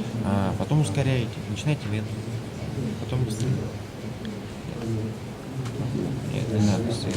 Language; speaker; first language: Russian; native; Russian